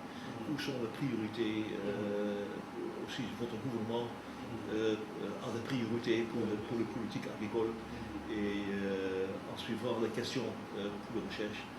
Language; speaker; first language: French; non-native, fluent; Dutch